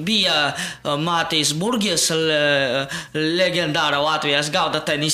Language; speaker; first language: Latvian; non-native, local second language; Russian